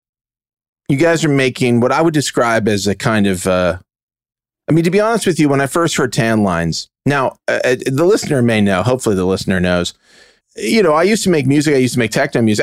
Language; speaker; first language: English; native; English